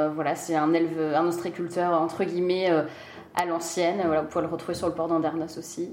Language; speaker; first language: French; native; French